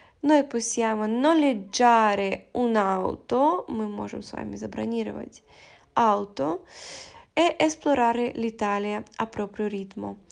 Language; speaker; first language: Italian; non-native, fluent; Russian